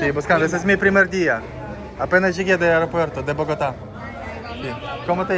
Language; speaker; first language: Spanish; non-native, learner; Russian